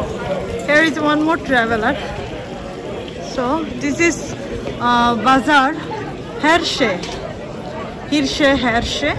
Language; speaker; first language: English; non-native, local second language; Bangla